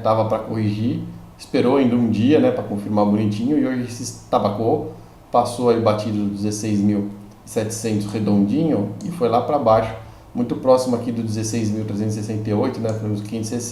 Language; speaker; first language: Portuguese; native; Portuguese